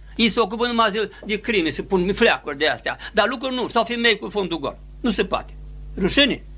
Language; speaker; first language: Romanian; native; Romanian